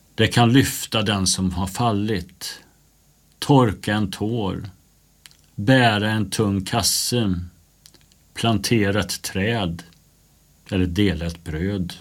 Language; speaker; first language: Swedish; native; Swedish